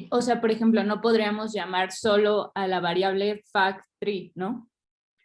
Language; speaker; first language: Spanish; native; Spanish